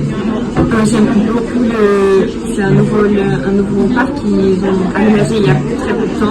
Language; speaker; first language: French; early bilingual, heritage; French